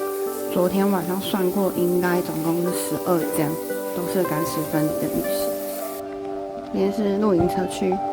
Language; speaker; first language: Chinese; native; Chinese